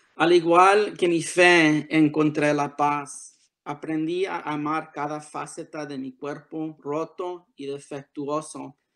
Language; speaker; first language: Spanish; early bilingual, heritage; Spanish